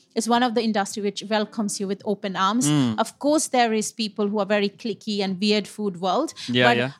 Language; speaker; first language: English; non-native, local second language; Punjabi